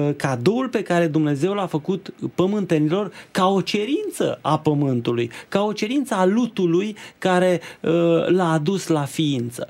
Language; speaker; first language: Romanian; native; Romanian